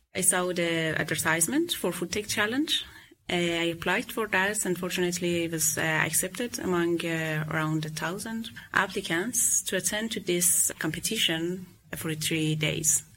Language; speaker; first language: English; non-native, fluent; Persian